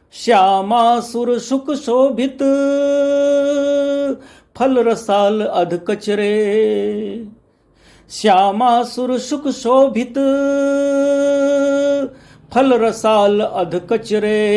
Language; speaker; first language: Hindi; native; Hindi